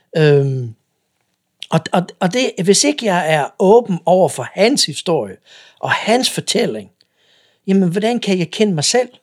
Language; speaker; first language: Danish; non-native, fluent; English